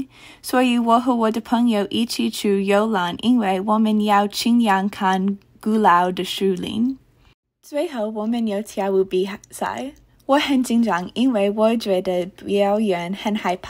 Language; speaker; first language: Chinese; non-native, learner; English